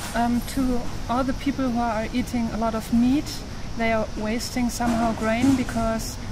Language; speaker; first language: English; non-native, fluent; German